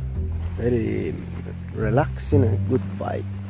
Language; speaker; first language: English; non-native, learner; Italian